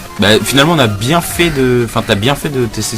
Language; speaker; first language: French; native; French